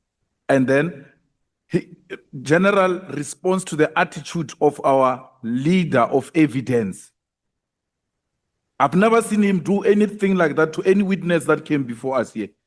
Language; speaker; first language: English; non-native, local second language; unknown